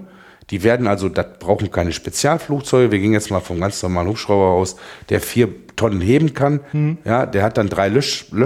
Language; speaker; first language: German; native; German